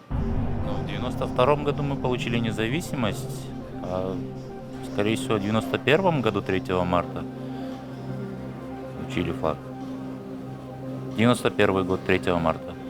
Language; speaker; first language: Russian; non-native, local second language; Kyrgyz